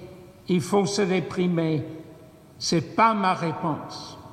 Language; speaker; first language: French; non-native, fluent; English